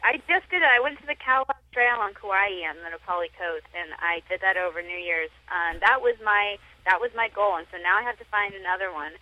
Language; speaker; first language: English; native; English